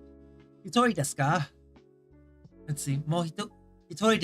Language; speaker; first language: Japanese; non-native, learner; English